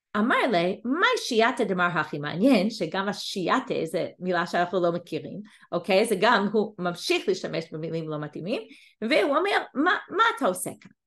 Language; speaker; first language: Hebrew; non-native, fluent; English